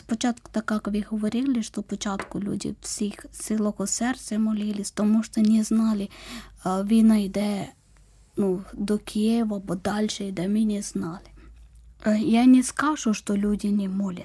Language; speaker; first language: Ukrainian; non-native, learner; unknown